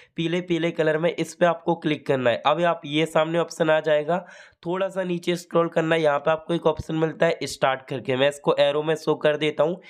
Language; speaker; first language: Hindi; native; Hindi